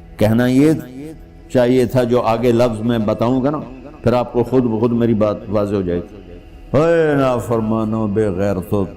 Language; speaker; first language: Urdu; non-native, local second language; Punjabi